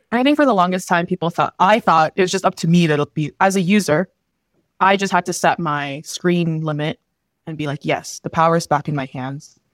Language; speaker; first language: English; early bilingual, other home language; Filipino